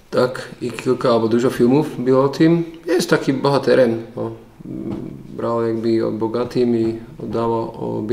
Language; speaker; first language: Polish; non-native, learner; Slovak